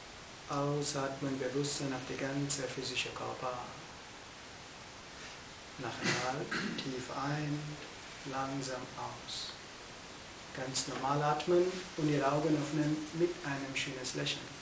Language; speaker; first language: German; non-native, fluent; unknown